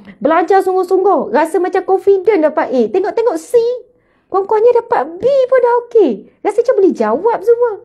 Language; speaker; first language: Malay; native; Malay